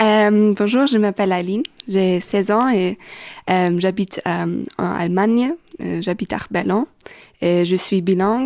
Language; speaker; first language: French; non-native, learner; German